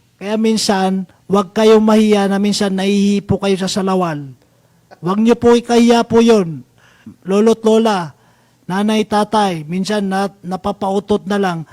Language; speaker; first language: Filipino; non-native, local second language; Maranao